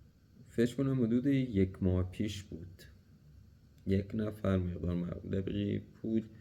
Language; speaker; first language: Persian; native; Persian